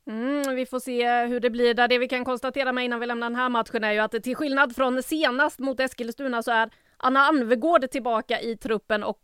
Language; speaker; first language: Swedish; native; Swedish